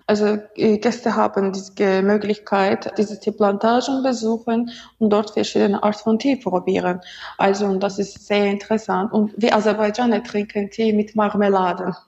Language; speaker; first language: German; non-native, learner; Azerbaijani